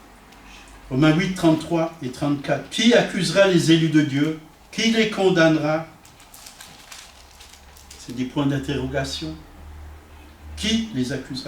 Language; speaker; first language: French; native; French